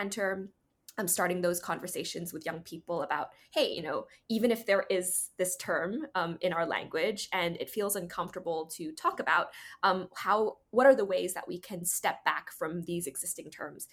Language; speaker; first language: English; native; English